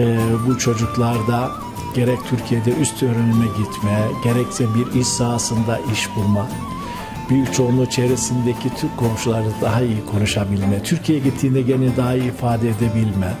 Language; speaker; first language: Turkish; native; Turkish